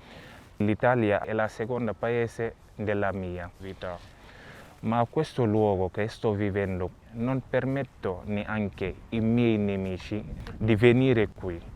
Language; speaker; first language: Italian; non-native, learner; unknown